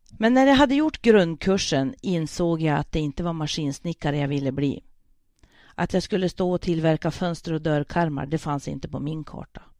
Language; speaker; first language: Swedish; native; Swedish